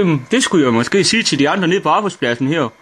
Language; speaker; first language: Danish; native; Danish